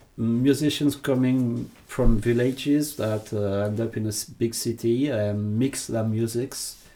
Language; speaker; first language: English; non-native, fluent; French